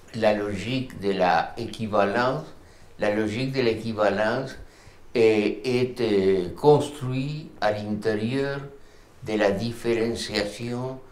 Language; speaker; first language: French; non-native, fluent; Spanish